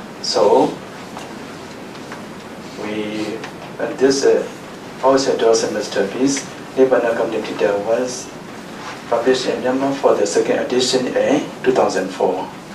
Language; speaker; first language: English; non-native, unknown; Burmese